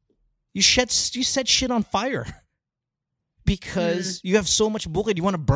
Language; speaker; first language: English; non-native, local second language; Filipino